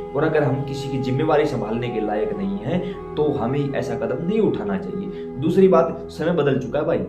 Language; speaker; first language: Hindi; native; Hindi